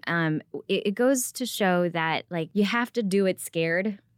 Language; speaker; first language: English; early bilingual, other home language; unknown